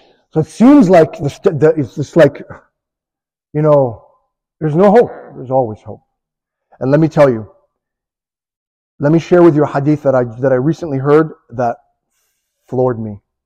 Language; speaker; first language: English; native; English